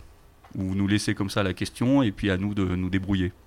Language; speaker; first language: French; native; French